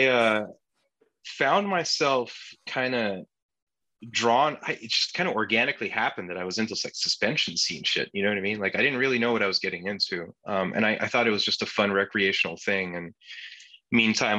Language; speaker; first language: English; non-native, fluent; Turkish